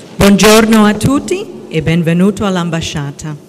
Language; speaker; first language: Italian; non-native, fluent; English